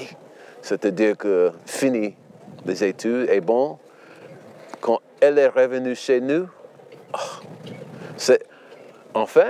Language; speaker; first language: French; non-native, learner; English